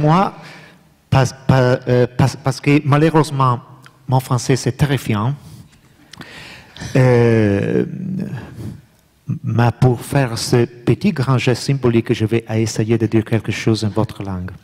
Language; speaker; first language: French; non-native, learner; Italian